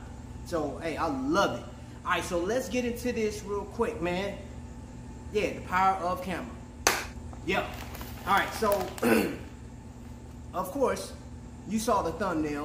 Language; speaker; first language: English; native; English